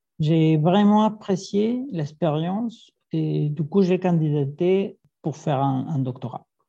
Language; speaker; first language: French; non-native, fluent; Spanish